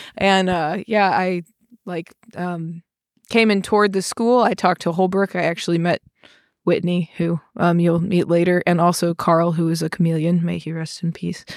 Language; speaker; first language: English; native; English